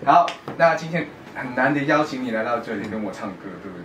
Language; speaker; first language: Chinese; native; Chinese